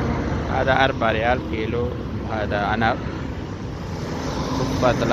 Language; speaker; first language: Arabic; non-native, learner; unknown